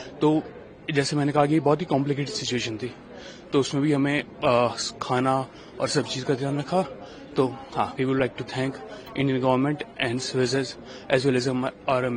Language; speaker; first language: Hindi; native; Hindi